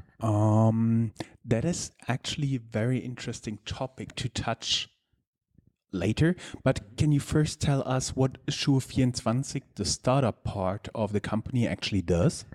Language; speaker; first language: English; non-native, fluent; German